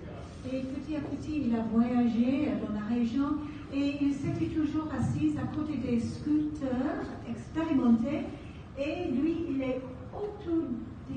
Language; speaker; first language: French; non-native, fluent; English